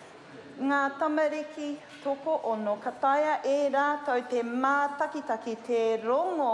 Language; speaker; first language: Māori; non-native, learner; English